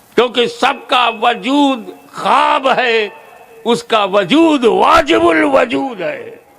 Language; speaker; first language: Hindi; native; Hindi